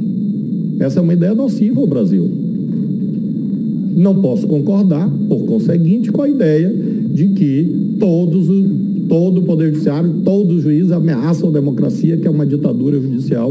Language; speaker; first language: Portuguese; native; Portuguese